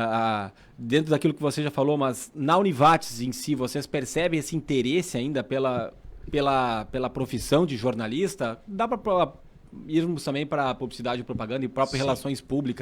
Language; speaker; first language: Portuguese; native; Portuguese